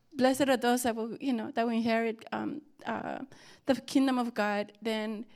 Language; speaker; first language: English; early bilingual, other home language; Spanish